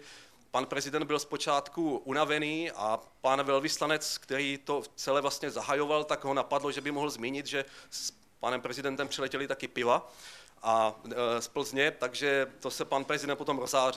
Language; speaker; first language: Czech; native; Czech